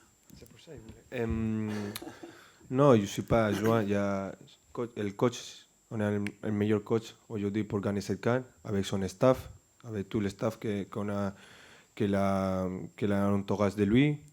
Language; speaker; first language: French; non-native, fluent; Spanish